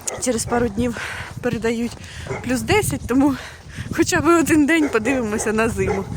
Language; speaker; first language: Ukrainian; non-native, local second language; Russian